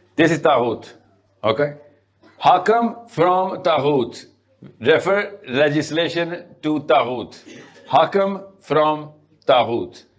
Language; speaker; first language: English; non-native, local second language; Urdu